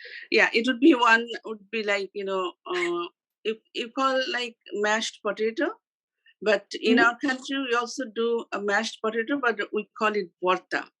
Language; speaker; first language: English; non-native, fluent; Bangla